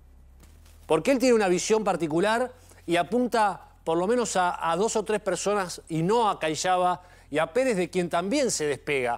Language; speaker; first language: Spanish; native; Spanish